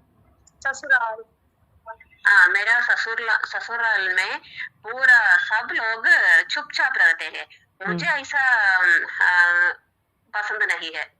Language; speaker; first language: Hindi; non-native, local second language; Tamil